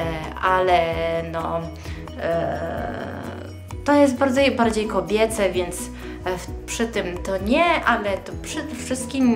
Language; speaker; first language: Polish; early bilingual, heritage; Polish